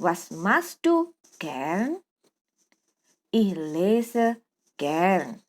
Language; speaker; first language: German; non-native, fluent; Indonesian